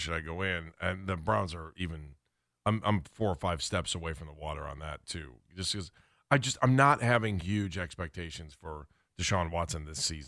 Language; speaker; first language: English; native; English